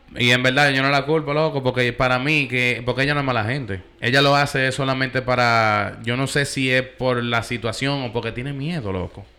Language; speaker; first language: Spanish; early bilingual, heritage; Spanish